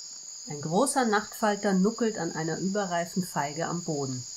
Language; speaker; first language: German; native; German